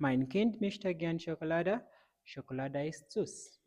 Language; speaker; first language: German; non-native, fluent; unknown